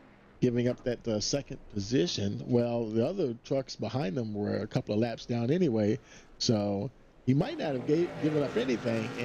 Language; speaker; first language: English; native; English